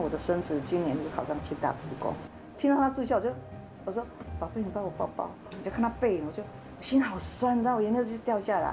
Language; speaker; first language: Chinese; native; Chinese